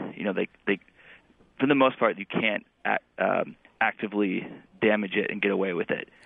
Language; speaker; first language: English; native; English